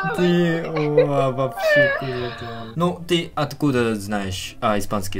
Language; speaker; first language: Russian; non-native, learner; Japanese